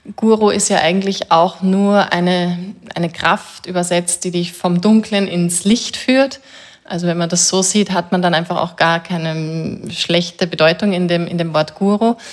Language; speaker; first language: German; native; German